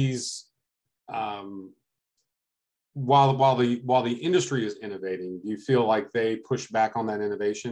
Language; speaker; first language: English; native; English